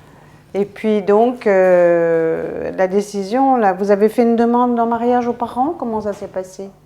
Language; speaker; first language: French; native; French